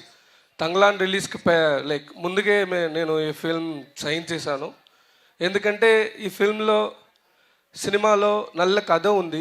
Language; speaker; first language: Telugu; non-native, learner; Tamil